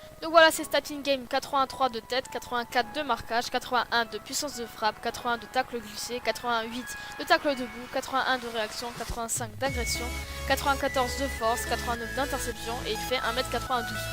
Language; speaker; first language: French; native; French